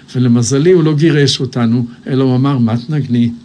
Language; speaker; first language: Hebrew; native; Hebrew